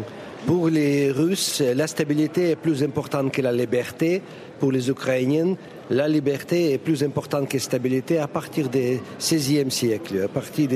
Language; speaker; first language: French; non-native, fluent; Russian